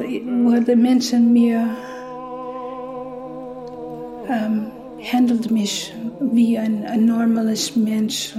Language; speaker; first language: German; non-native, learner; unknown